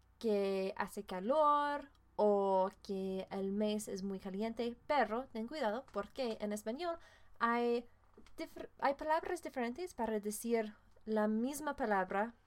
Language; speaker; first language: Spanish; non-native, fluent; English